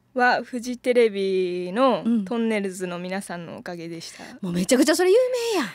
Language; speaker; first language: Japanese; native; Japanese